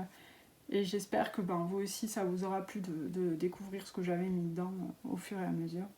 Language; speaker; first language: French; native; French